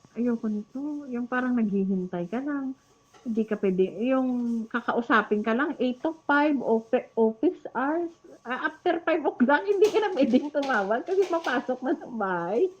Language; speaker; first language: Filipino; non-native, local second language; Hiligaynon